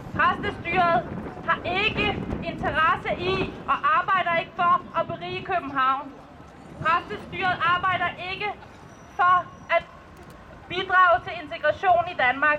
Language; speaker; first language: Danish; early bilingual, other home language; Persian